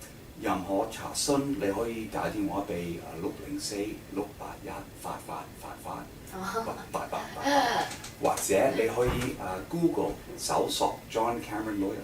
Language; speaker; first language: Cantonese; non-native, fluent; English